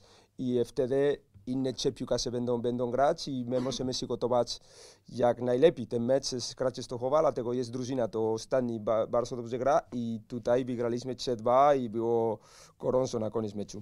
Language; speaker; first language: Polish; non-native, learner; Spanish